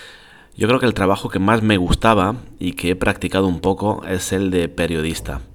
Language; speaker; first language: Spanish; non-native, fluent; French